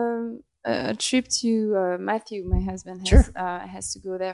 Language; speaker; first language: English; non-native, fluent; French